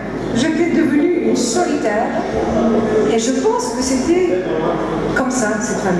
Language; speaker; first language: French; early bilingual, heritage; Greek